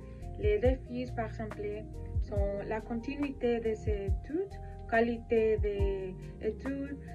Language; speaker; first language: French; non-native, learner; Spanish